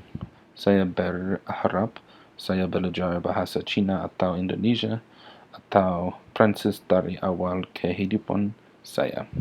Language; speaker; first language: Indonesian; non-native, learner; English